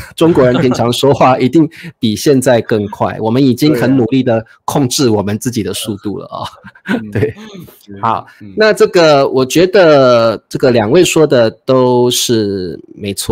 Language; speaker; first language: Chinese; native; Chinese